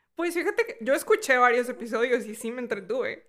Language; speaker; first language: Spanish; native; Spanish